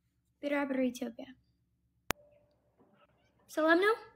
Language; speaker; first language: Amharic; non-native, learner; English